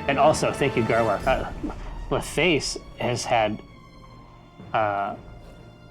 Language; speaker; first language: English; native; English